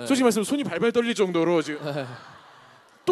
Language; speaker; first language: Korean; native; Korean